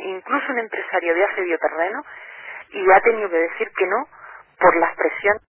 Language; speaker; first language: Spanish; native; Spanish